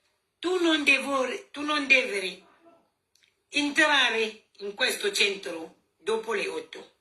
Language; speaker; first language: Italian; non-native, learner; French